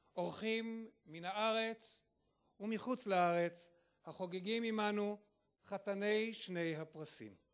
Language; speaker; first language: Hebrew; native; Hebrew